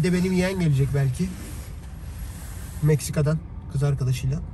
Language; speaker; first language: Turkish; native; Turkish